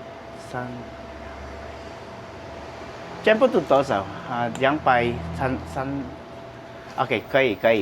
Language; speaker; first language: Chinese; non-native, learner; Filipino